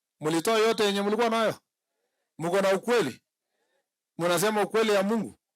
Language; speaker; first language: Swahili; non-native, local second language; Kalenjin